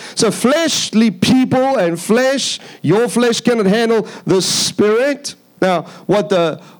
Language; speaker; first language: English; native; English